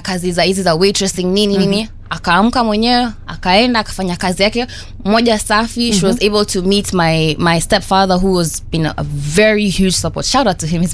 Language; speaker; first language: Swahili; native; Swahili